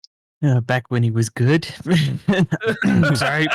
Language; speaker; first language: English; native; English